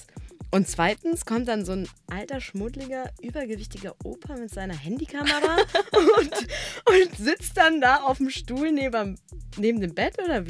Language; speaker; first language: German; native; German